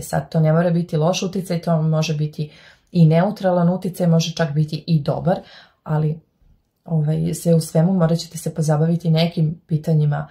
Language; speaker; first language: Serbian; native; Serbian